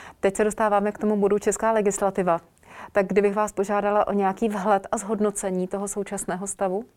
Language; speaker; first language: Czech; native; Czech